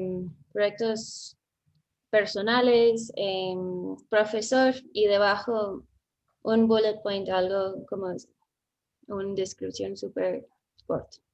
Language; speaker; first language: Spanish; non-native, fluent; English